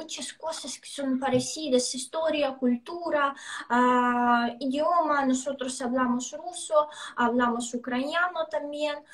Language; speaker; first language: Spanish; non-native, fluent; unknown